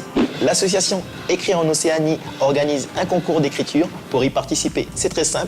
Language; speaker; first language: French; native; French